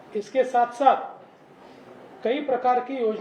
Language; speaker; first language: Hindi; non-native, local second language; Marathi